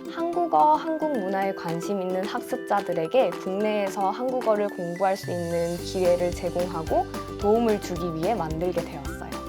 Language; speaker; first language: Korean; native; Korean